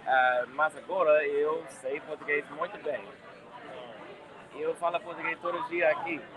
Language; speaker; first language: Portuguese; non-native, learner; English